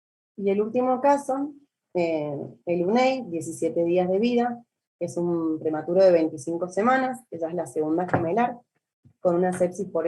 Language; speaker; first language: Spanish; native; Spanish